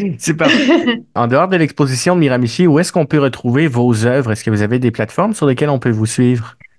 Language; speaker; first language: French; native; French